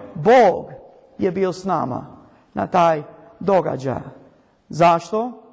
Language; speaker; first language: Croatian; non-native, learner; English